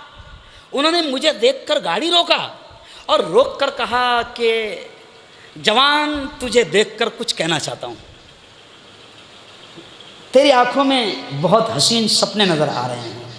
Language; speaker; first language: Urdu; native; Urdu